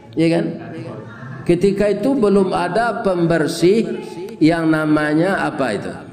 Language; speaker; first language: Malay; non-native, local second language; Minangkabau